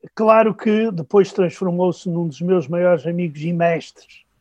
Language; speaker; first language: Portuguese; native; Portuguese